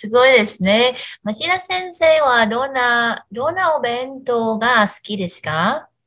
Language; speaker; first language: Japanese; non-native, learner; Vietnamese